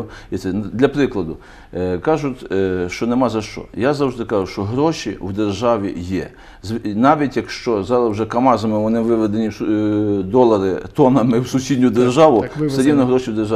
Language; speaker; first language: Ukrainian; native; Ukrainian